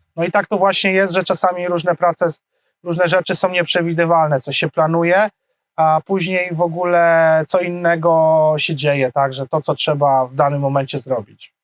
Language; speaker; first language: Polish; native; Polish